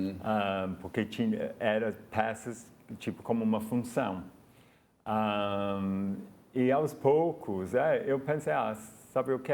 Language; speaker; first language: Portuguese; non-native, fluent; English